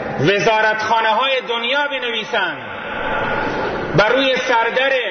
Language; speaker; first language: Persian; native; Persian